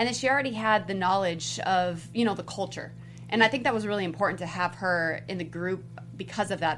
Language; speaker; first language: English; native; English